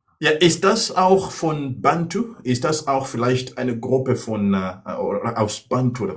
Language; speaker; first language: German; non-native, learner; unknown